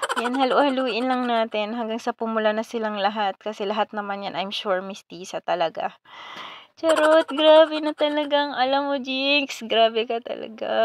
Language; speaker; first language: Filipino; non-native, local second language; Bikol